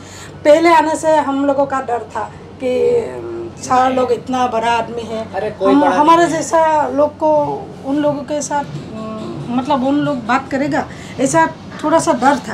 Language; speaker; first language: Hindi; non-native, local second language; Assamese